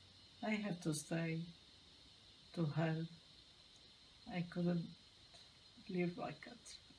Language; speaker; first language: English; non-native, learner; Arabic